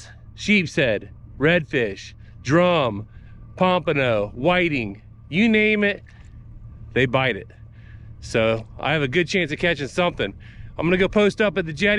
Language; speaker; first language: English; native; English